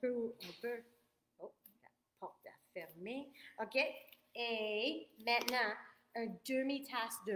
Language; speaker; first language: French; non-native, fluent; English